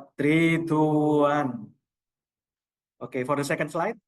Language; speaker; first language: English; non-native, local second language; Indonesian